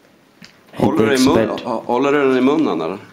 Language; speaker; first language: Swedish; native; Swedish